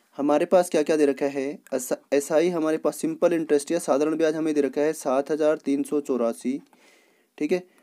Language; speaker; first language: Hindi; native; Hindi